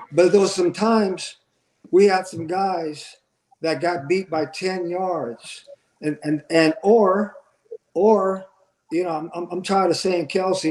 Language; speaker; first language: English; native; English